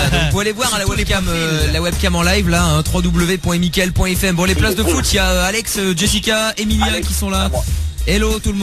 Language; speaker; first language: French; native; French